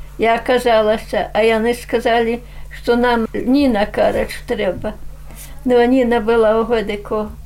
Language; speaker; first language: Belarusian; native; Belarusian